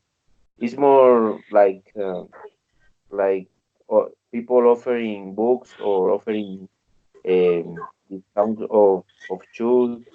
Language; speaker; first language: English; non-native, learner; Spanish